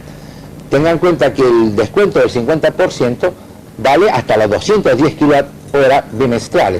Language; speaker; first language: Spanish; native; Spanish